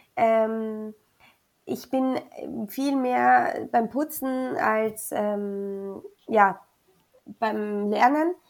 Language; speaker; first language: German; early bilingual, other home language; Spanish